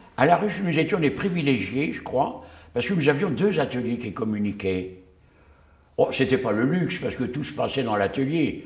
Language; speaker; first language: French; early bilingual, other home language; Yiddish